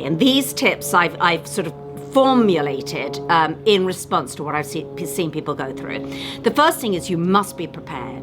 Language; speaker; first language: English; native; English